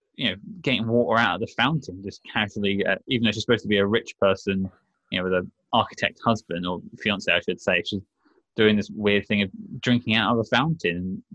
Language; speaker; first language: English; native; English